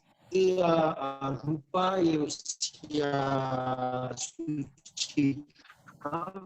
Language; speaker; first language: French; non-native, fluent; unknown